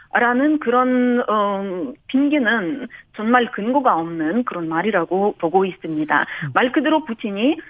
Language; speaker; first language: Korean; non-native, fluent; Ukrainian